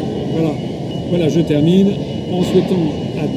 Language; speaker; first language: French; native; French